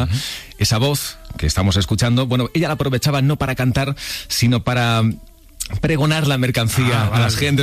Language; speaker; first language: Spanish; native; Spanish